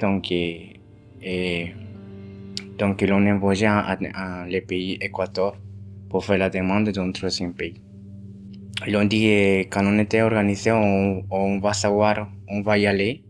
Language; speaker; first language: French; non-native, fluent; Spanish